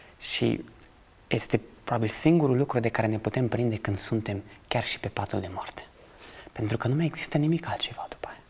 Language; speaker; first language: Romanian; early bilingual, other home language; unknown